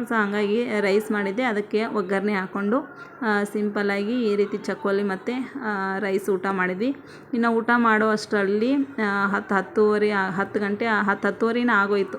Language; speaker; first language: Kannada; native; Kannada